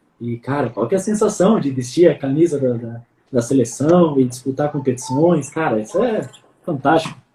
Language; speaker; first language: Portuguese; native; Portuguese